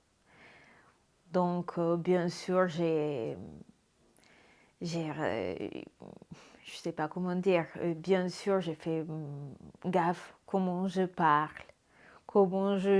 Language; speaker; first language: French; non-native, fluent; Russian